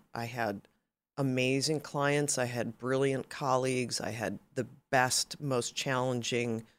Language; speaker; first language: English; native; English